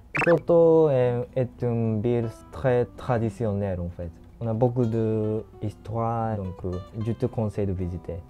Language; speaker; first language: French; non-native, fluent; Japanese